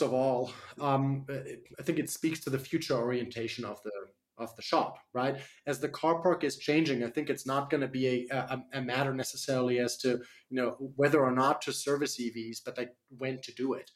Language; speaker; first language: English; non-native, fluent; German